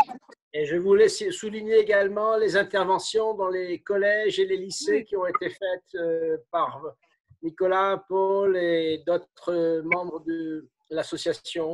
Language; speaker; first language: French; native; French